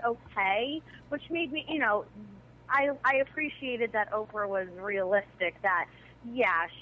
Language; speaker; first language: English; native; English